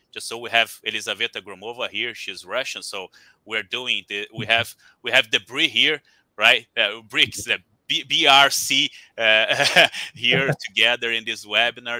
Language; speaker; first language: English; non-native, fluent; Portuguese